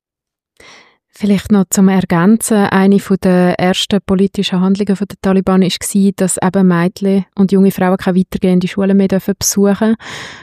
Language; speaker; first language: German; native; German